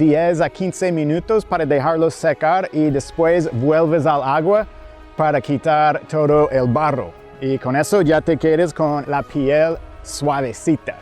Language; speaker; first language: Spanish; non-native, fluent; English